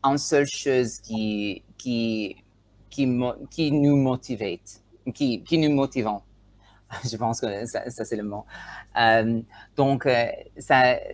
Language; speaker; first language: French; non-native, learner; Tswana